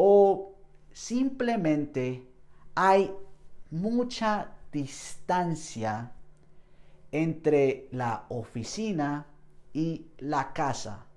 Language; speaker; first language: Spanish; non-native, fluent; English